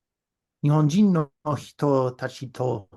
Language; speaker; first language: Japanese; non-native, learner; English